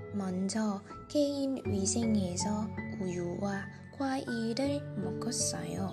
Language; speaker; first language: Korean; non-native, learner; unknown